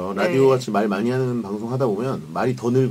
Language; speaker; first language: Korean; native; Korean